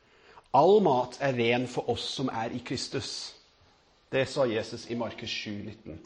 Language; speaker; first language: Norwegian; non-native, fluent; English